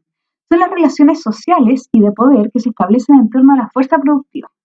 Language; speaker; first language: Spanish; native; Spanish